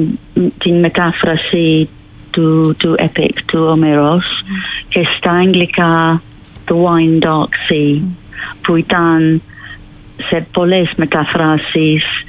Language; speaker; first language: Greek; non-native, fluent; English